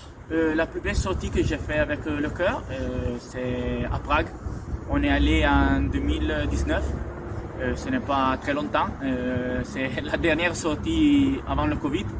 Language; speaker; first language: French; non-native, local second language; Italian